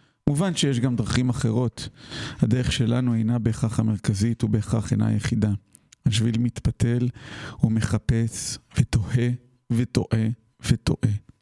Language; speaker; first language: Hebrew; native; Hebrew